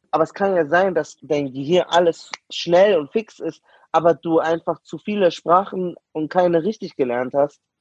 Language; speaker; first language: German; native; German